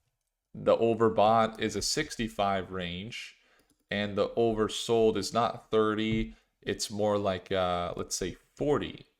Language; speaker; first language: English; native; English